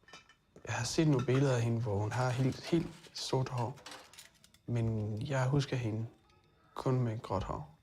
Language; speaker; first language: Danish; non-native, fluent; Persian